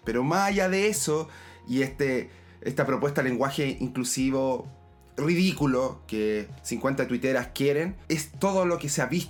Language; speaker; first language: Spanish; native; Spanish